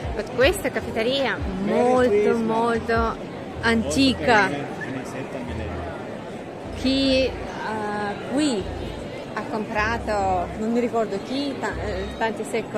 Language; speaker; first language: Italian; non-native, learner; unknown